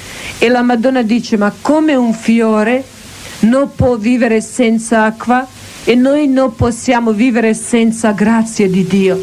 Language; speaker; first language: Italian; non-native, learner; Croatian